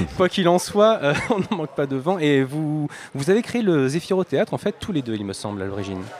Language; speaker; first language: French; native; French